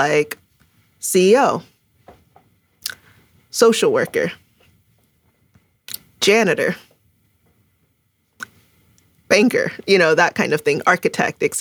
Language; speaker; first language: English; early bilingual, other home language; Akan